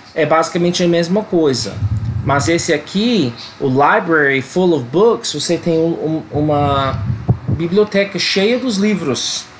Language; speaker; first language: Portuguese; non-native, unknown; English